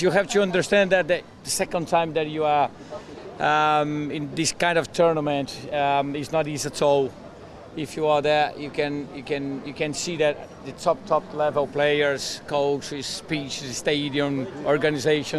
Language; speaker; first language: English; non-native, fluent; Portuguese